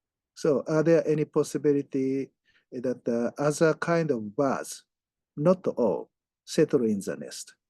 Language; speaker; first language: English; non-native, fluent; Japanese